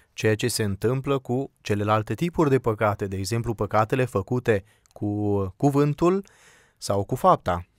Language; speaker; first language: Romanian; native; Romanian